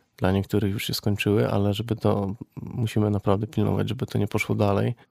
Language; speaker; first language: Polish; native; Polish